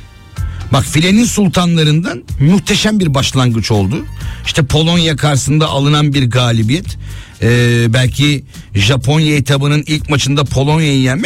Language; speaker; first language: Turkish; native; Turkish